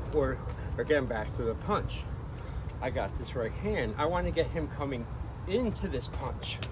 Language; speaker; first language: English; native; English